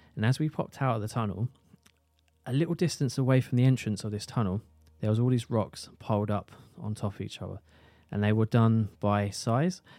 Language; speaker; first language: English; native; English